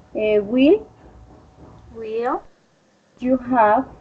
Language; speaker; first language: English; non-native, learner; Spanish